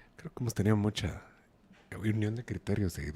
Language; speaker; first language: Spanish; native; Spanish